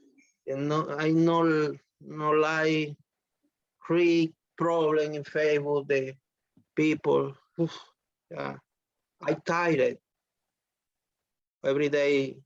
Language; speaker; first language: English; non-native, learner; Spanish